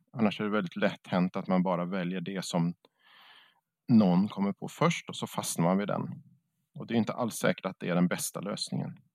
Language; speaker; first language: Swedish; native; Swedish